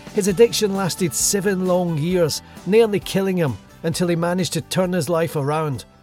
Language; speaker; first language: English; native; English